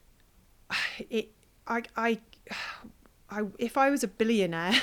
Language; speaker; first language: English; native; English